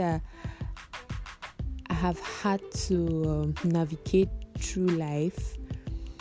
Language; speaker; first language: English; non-native, local second language; Igbo